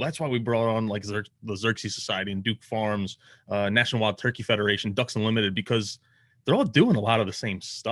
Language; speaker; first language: English; native; English